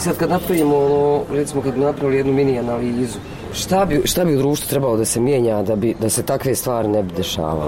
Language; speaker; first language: Serbian; native; Serbian